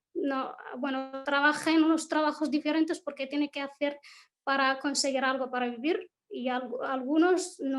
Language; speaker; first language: Spanish; non-native, local second language; Arabic